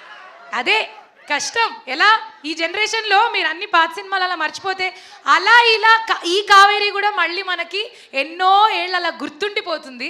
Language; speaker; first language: Telugu; native; Telugu